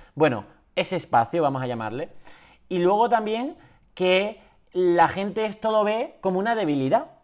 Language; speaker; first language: Spanish; native; Spanish